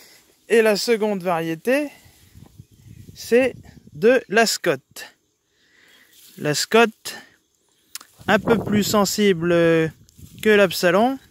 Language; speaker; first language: French; native; French